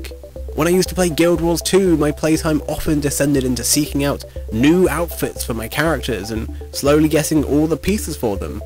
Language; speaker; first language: English; native; English